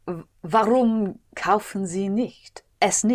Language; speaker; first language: German; non-native, learner; English